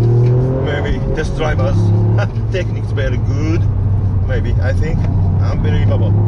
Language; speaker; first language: English; non-native, learner; Japanese